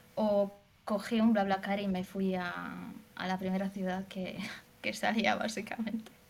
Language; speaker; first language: Spanish; non-native, fluent; Hungarian